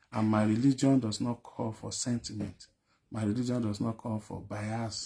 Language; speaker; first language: English; non-native, local second language; Yoruba